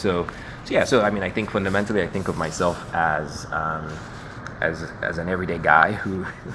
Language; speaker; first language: English; non-native, local second language; Yoruba